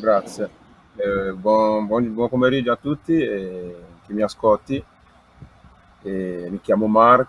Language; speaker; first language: Italian; non-native, learner; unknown